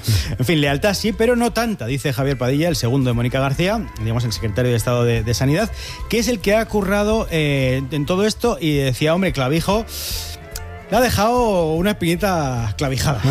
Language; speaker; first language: Spanish; native; Spanish